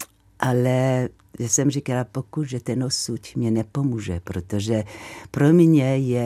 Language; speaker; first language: Czech; non-native, fluent; French